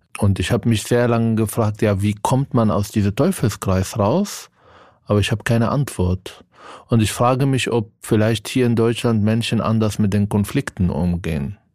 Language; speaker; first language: German; non-native, fluent; Arabic